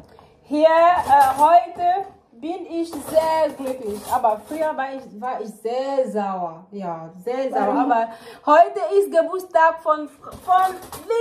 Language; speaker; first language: German; non-native, learner; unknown